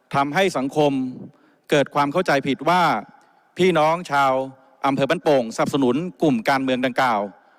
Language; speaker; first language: Thai; native; Thai